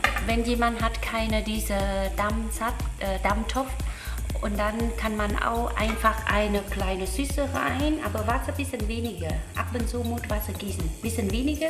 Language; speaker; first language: German; non-native, learner; Vietnamese